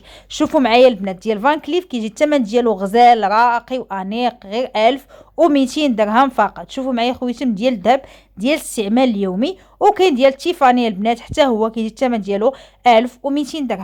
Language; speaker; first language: Arabic; native; Arabic